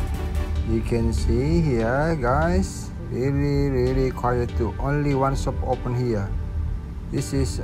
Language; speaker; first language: English; non-native, learner; Indonesian